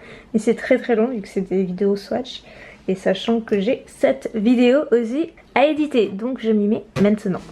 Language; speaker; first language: French; native; French